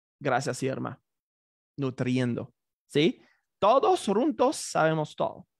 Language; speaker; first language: Spanish; non-native, fluent; French